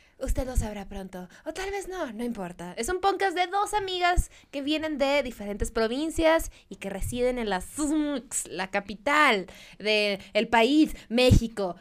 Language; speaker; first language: Spanish; native; Spanish